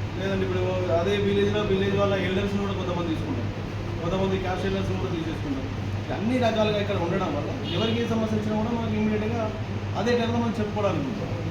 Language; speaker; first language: Telugu; native; Telugu